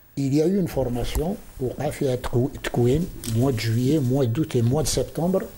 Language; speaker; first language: French; non-native, local second language; Arabic